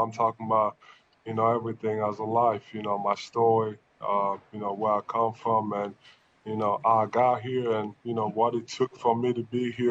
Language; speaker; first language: English; non-native, local second language; French